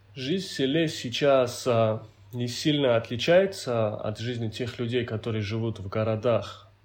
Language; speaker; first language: Russian; non-native, local second language; Avaric